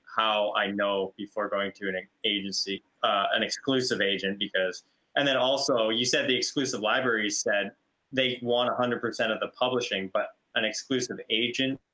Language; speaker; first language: English; native; English